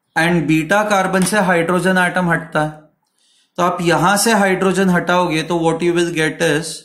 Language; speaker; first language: Hindi; non-native, local second language; Marathi